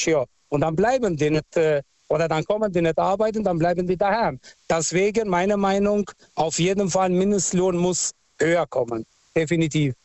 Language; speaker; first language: German; non-native, local second language; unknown